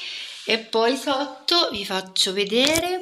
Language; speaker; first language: Italian; native; Italian